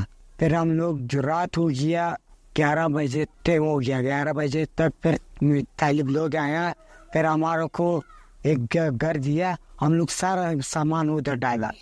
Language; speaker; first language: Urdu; non-native, local second language; Pashto